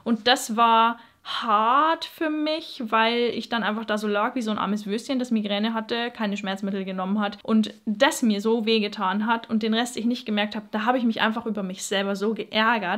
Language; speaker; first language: German; native; German